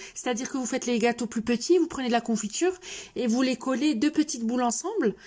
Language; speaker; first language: French; non-native, local second language; Arabic